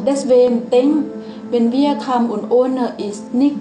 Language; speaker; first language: German; non-native, learner; Thai